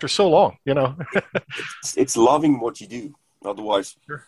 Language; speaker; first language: English; non-native, fluent; German